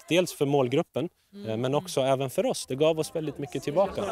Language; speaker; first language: Swedish; native; Swedish